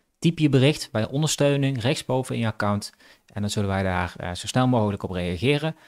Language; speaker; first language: Dutch; native; Dutch